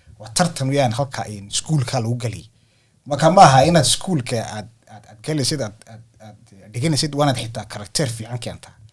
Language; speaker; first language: Somali; early bilingual, heritage; Somali